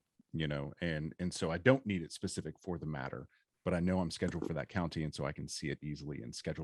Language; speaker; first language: English; native; English